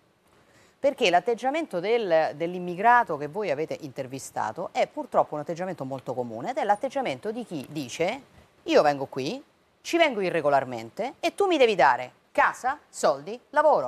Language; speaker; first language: Italian; native; Italian